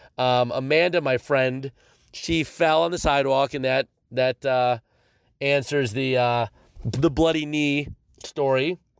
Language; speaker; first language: English; native; English